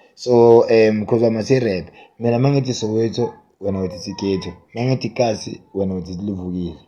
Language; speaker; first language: Zulu; native; Zulu